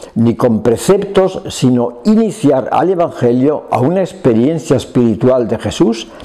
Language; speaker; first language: Spanish; native; Spanish